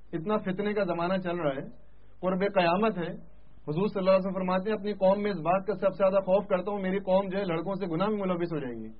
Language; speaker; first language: Urdu; native; Urdu